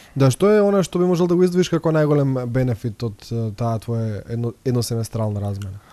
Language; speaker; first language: Macedonian; native; Macedonian